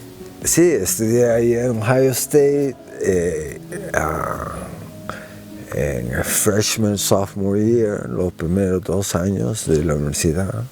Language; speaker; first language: Spanish; early bilingual, heritage; Spanish